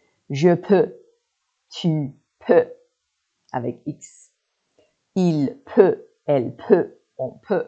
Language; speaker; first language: French; non-native, fluent; Persian